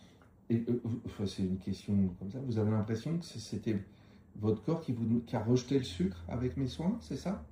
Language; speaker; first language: French; native; French